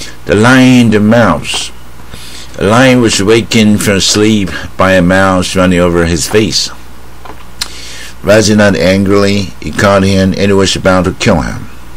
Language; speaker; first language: English; non-native, fluent; Chinese